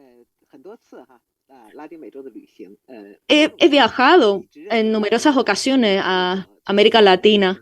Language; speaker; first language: Spanish; non-native, fluent; Chinese